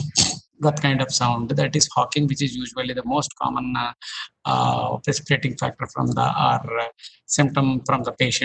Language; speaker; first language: English; non-native, local second language; Telugu